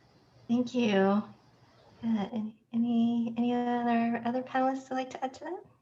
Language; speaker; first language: English; native; English